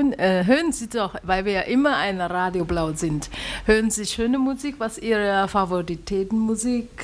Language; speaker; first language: German; non-native, learner; Chinese